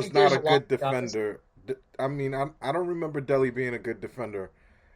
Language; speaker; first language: English; native; English